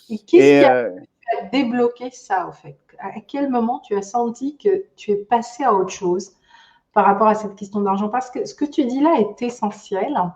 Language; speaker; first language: French; native; French